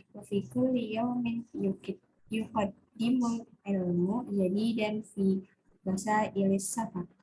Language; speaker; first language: Arabic; non-native, learner; Indonesian